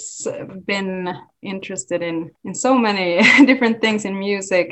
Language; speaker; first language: English; non-native, fluent; Swedish